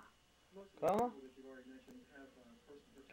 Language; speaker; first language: Spanish; native; Spanish